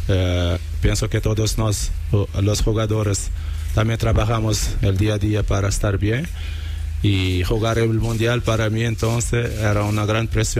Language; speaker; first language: Spanish; non-native, learner; Portuguese